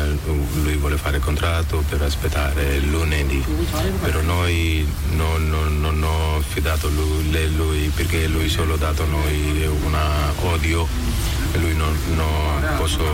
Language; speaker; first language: Italian; non-native, learner; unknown